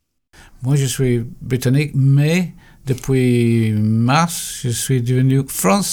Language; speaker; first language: French; non-native, fluent; English